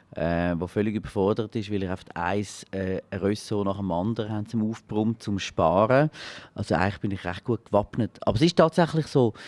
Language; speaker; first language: German; native; German